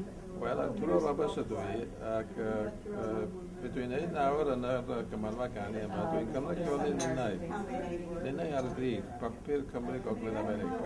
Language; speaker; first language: Welsh; non-native, fluent; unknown